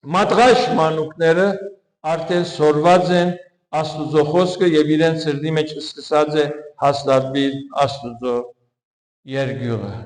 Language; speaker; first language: Armenian; early bilingual, heritage; Armenian